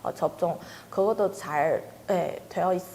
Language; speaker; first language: Korean; non-native, fluent; Chinese